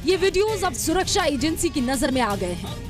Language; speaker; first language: Hindi; native; Hindi